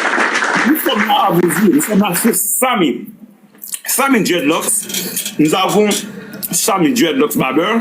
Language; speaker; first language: French; non-native, local second language; Haitian Creole